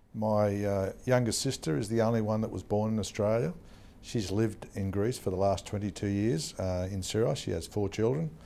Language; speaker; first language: English; native; English